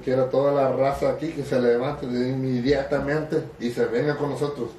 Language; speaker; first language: Spanish; early bilingual, other home language; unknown